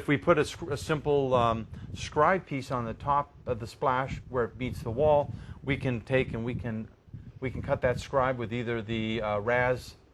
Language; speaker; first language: English; native; English